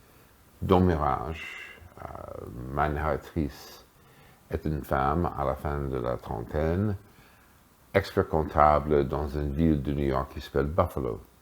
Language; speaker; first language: French; non-native, fluent; English